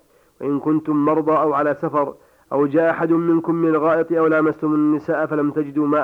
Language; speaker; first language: Arabic; native; Arabic